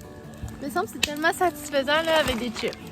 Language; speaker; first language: French; native; French